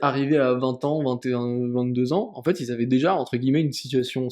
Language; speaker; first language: French; native; French